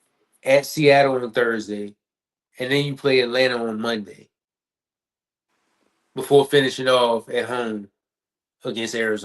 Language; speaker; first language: English; native; English